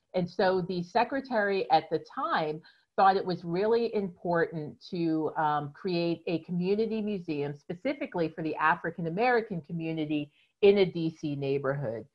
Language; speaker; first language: English; native; English